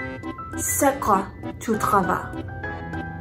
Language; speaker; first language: French; non-native, learner; English